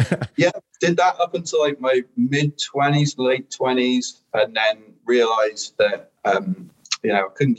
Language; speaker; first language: English; native; English